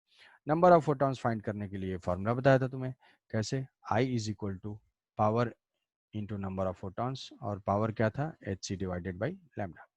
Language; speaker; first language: Hindi; native; Hindi